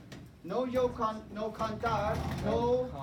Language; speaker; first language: Spanish; non-native, fluent; English